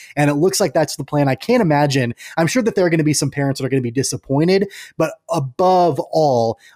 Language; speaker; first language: English; native; English